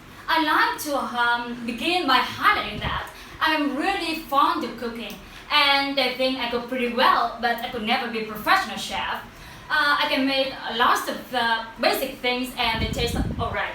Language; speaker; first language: English; non-native, learner; Vietnamese